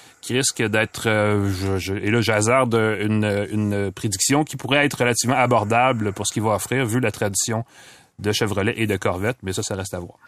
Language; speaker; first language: French; native; French